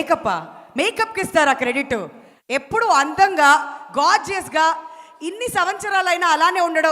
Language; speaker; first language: Telugu; native; Telugu